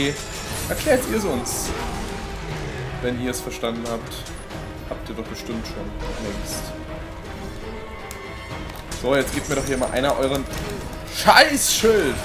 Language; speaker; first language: German; native; German